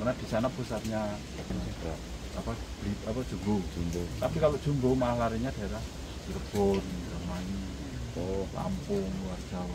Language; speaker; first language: Indonesian; non-native, local second language; Javanese